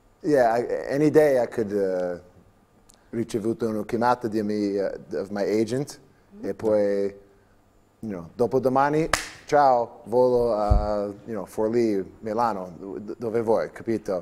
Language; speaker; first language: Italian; non-native, learner; English